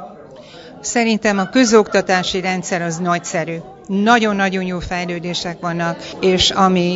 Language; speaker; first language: Hungarian; early bilingual, heritage; Hungarian